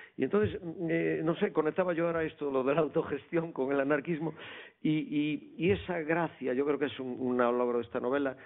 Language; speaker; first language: Spanish; native; Spanish